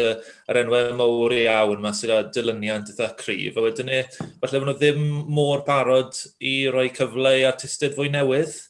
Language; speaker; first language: Welsh; native; Welsh